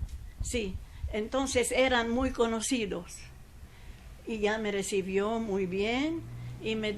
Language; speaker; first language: Spanish; non-native, fluent; Persian